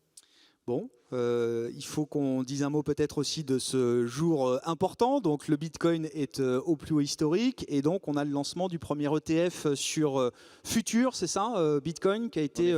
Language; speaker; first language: French; native; French